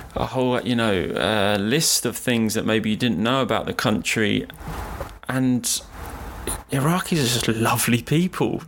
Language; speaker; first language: English; native; English